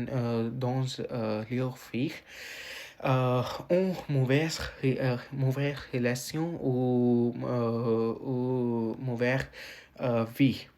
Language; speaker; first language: French; non-native, learner; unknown